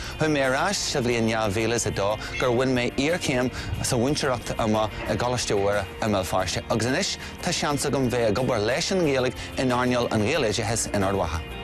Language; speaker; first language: Irish; non-native, local second language; English